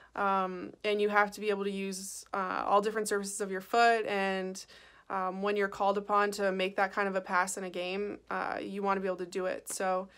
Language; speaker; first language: English; native; English